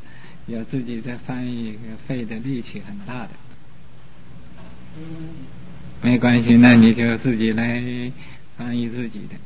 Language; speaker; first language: Chinese; native; Chinese